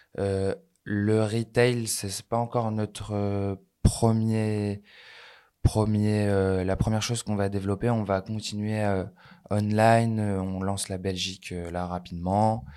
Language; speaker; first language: French; native; French